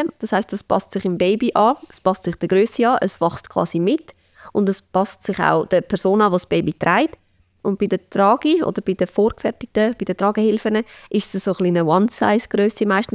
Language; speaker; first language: German; native; German